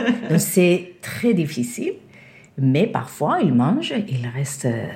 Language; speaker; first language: French; non-native, fluent; Spanish